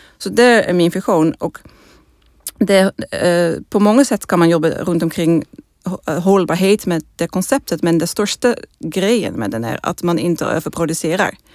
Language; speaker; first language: Swedish; non-native, fluent; Dutch